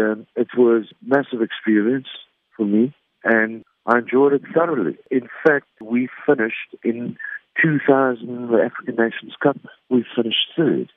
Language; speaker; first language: English; native; English